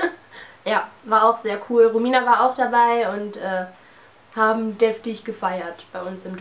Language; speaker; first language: German; native; German